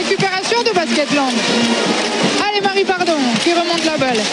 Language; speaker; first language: French; native; French